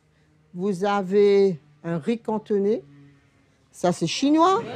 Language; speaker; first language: French; non-native, local second language; Réunion Creole French